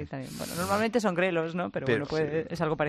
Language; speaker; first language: Spanish; native; Spanish